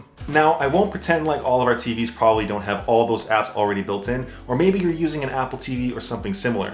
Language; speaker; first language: English; native; English